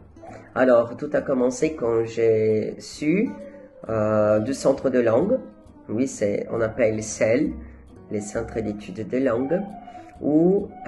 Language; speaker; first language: French; non-native, fluent; Portuguese